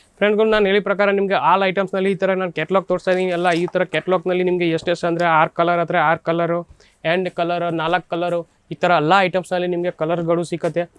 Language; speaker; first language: Kannada; non-native, learner; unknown